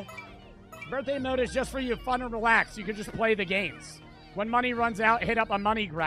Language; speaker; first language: English; native; English